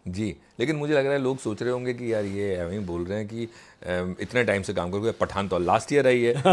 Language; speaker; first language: Hindi; native; Hindi